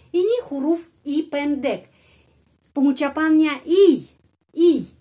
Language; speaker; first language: Indonesian; non-native, fluent; Russian